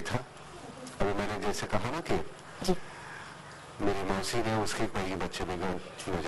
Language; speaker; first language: Hindi; non-native, local second language; Marathi